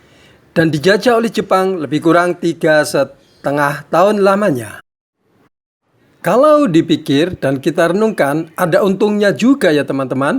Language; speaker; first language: Indonesian; native; Indonesian